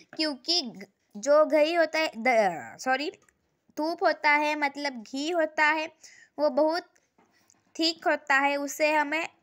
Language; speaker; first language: Hindi; non-native, local second language; Marathi